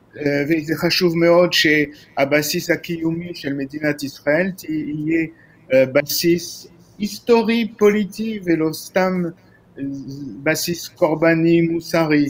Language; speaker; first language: Hebrew; non-native, fluent; French